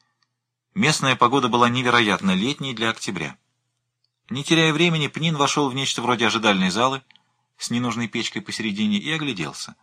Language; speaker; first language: Russian; native; Russian